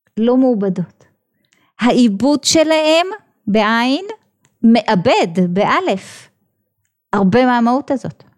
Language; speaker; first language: Hebrew; native; Hebrew